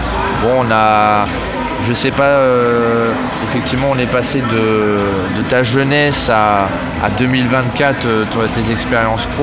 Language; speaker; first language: French; native; French